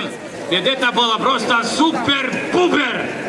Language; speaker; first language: Russian; non-native, local second language; Estonian